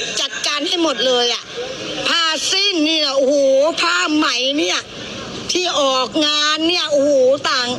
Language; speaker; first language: Thai; native; Thai